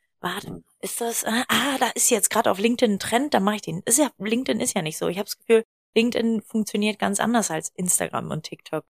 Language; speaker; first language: German; native; German